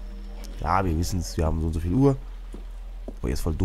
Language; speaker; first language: German; native; German